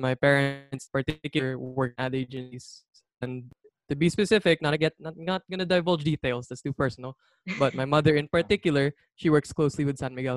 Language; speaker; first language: English; non-native, local second language; Filipino